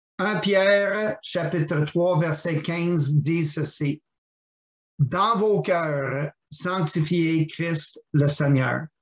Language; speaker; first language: French; non-native, local second language; English